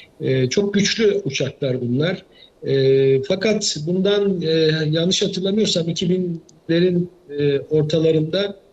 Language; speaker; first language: Turkish; native; Turkish